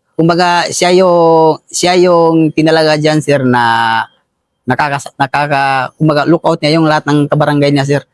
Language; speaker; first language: Filipino; non-native, local second language; Maguindanaon